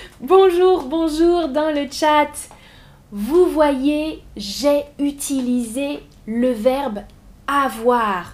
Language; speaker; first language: French; native; French